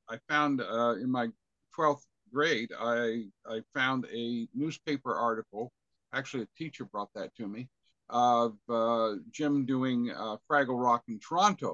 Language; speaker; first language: English; native; English